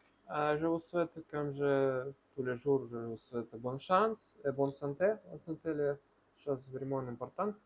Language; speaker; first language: French; non-native, learner; Russian